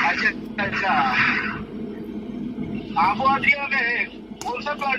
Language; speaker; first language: Hindi; non-native, learner; Bangla